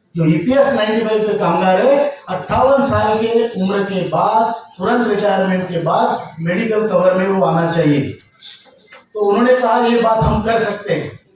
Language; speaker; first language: Hindi; non-native, local second language; Marathi